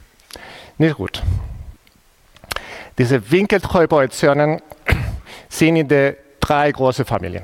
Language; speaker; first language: German; non-native, fluent; Spanish